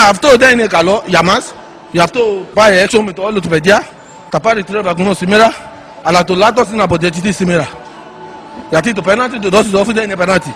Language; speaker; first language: Greek; non-native, learner; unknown